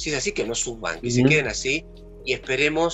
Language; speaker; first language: Spanish; native; Spanish